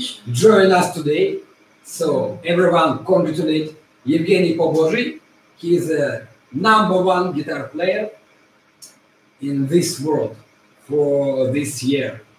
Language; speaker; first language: English; non-native, fluent; Russian